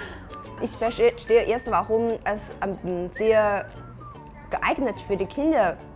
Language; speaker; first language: German; non-native, fluent; Chinese